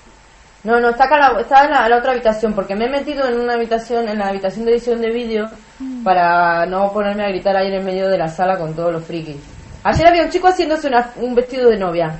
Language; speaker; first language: Spanish; native; Spanish